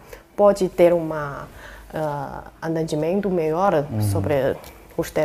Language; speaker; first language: Portuguese; non-native, fluent; Chinese